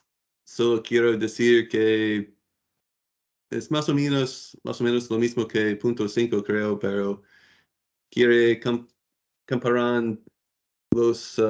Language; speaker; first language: Spanish; non-native, learner; English